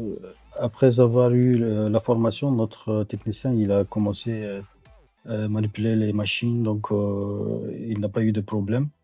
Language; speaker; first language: French; non-native, fluent; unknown